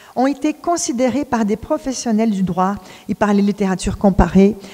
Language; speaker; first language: French; non-native, fluent; Portuguese